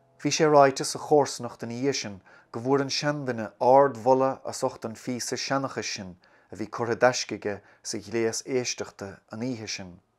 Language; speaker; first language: Irish; native; Irish